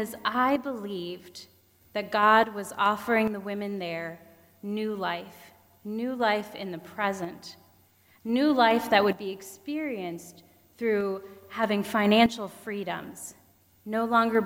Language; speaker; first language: English; native; English